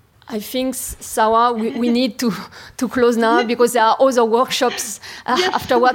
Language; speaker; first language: English; non-native, fluent; French